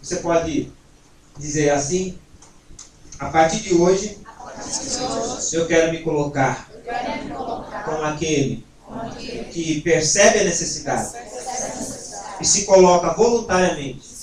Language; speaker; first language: Portuguese; native; Portuguese